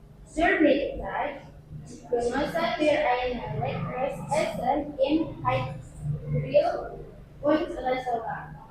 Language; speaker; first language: German; non-native, learner; Indonesian